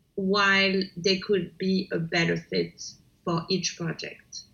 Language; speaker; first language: English; non-native, fluent; French